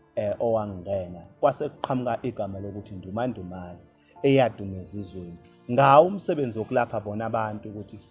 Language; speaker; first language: Zulu; native; Zulu